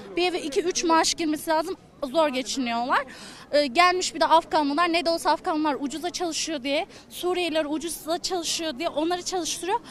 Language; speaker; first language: Turkish; native; Turkish